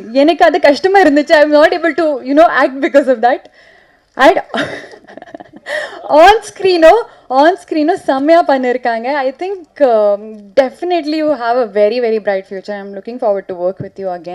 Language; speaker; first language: Tamil; non-native, local second language; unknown